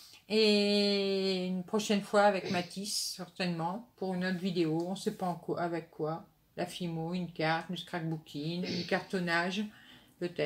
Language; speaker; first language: French; native; French